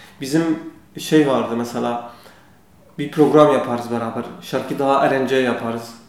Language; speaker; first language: Turkish; non-native, learner; Kurdish